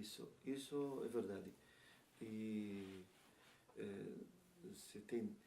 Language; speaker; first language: Portuguese; non-native, learner; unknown